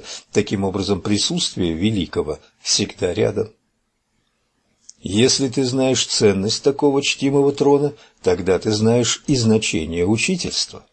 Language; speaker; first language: Russian; native; Russian